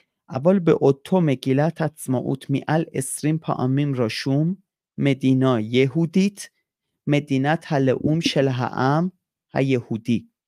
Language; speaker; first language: Hebrew; non-native, fluent; Persian